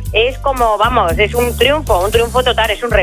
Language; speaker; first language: Spanish; native; Spanish